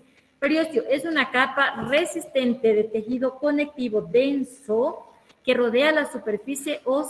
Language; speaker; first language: Spanish; native; Spanish